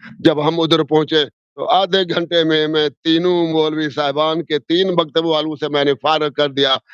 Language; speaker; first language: Urdu; non-native, local second language; Sindhi